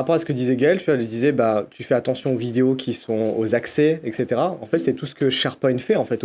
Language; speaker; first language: French; native; French